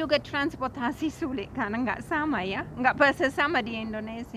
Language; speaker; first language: Indonesian; non-native, fluent; English